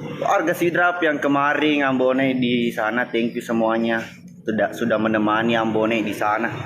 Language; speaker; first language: Indonesian; non-native, local second language; Buginese